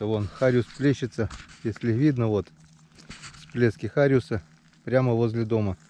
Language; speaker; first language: Russian; native; Russian